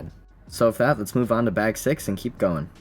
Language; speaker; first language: English; native; English